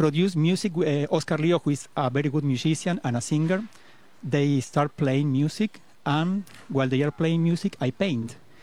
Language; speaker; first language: English; non-native, fluent; Spanish